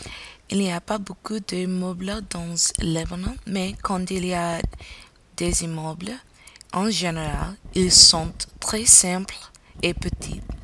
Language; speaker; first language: French; non-native, learner; English